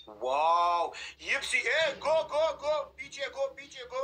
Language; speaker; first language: English; non-native, learner; Pashto